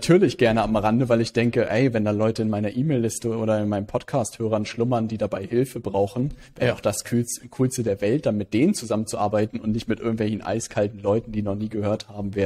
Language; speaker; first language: German; native; German